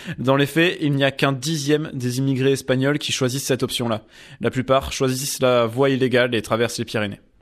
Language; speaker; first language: French; native; French